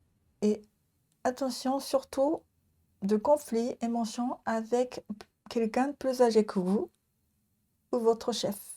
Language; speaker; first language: French; non-native, learner; Japanese